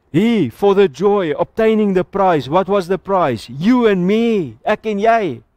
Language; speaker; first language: English; non-native, local second language; Afrikaans